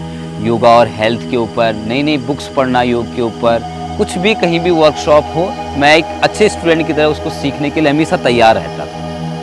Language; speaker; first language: Hindi; native; Hindi